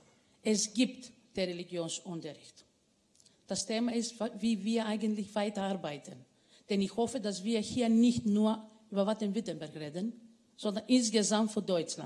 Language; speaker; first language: German; non-native, fluent; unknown